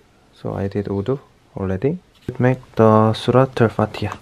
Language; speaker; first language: English; non-native, learner; Korean